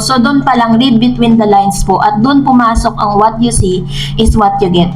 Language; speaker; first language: Filipino; native; Filipino